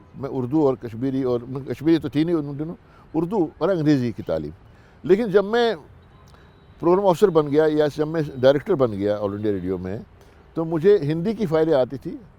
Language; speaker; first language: Urdu; non-native, local second language; Kashmiri